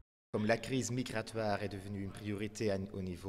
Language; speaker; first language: French; non-native, local second language; Dutch